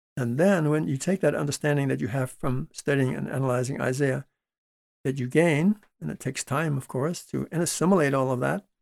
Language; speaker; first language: English; early bilingual, other home language; Dutch